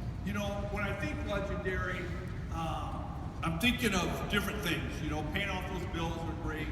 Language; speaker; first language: English; native; English